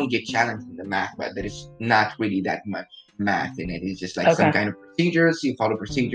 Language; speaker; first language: English; non-native, fluent; Arabic